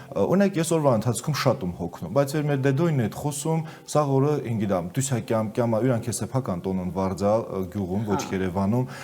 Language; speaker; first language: Armenian; native; Armenian